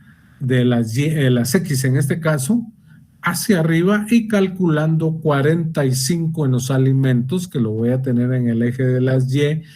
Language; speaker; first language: Spanish; native; Spanish